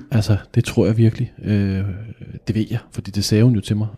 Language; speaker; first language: Danish; native; Danish